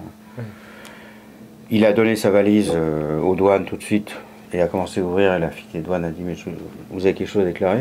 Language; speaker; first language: French; native; French